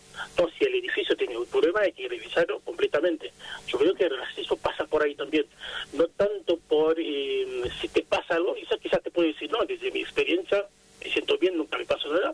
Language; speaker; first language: Spanish; non-native, fluent; Haitian Creole